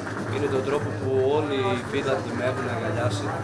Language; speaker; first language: Greek; non-native, fluent; Portuguese